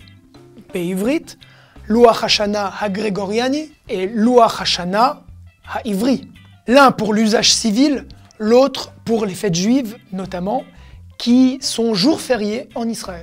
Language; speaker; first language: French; native; French